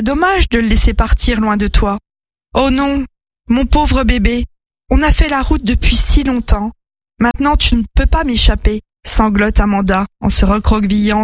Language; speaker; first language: French; native; French